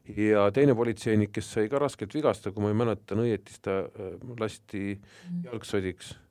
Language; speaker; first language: Estonian; native; Estonian